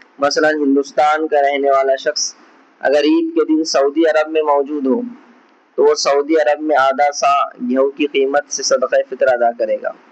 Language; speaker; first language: Urdu; native; Urdu